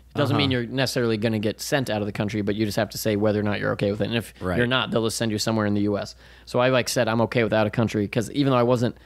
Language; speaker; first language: English; native; English